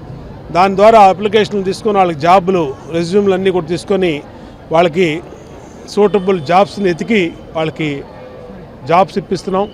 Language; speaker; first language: Telugu; native; Telugu